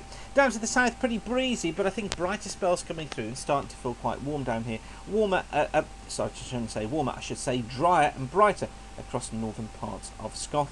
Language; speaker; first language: English; native; English